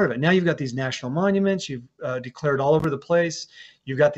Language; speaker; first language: English; native; English